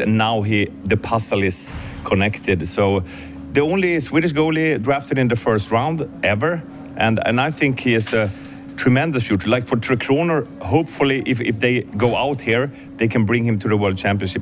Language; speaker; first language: English; non-native, fluent; Swedish